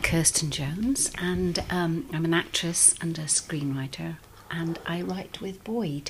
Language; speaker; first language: English; native; English